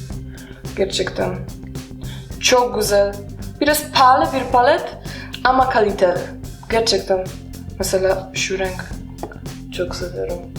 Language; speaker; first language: Turkish; non-native, learner; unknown